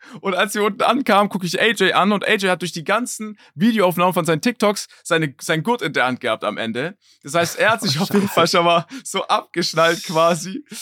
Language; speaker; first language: German; native; German